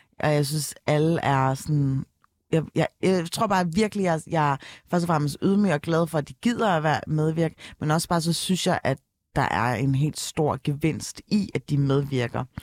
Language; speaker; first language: Danish; early bilingual, other home language; Turkish